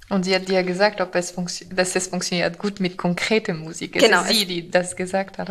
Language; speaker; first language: German; non-native, fluent; French